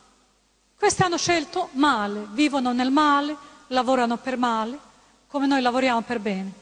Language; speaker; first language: Italian; non-native, fluent; Croatian